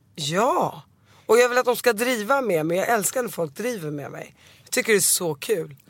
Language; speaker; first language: Swedish; early bilingual, other home language; Arabic